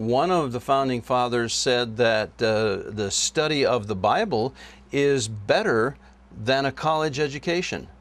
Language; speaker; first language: English; native; English